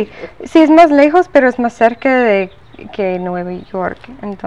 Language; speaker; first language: Spanish; non-native, learner; English